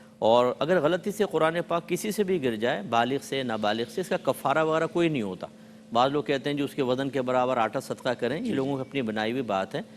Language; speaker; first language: Urdu; native; Urdu